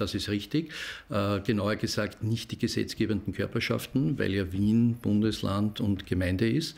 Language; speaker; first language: German; native; German